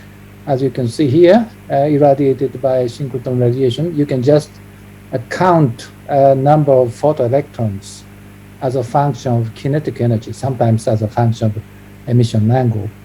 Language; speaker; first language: English; non-native, fluent; Japanese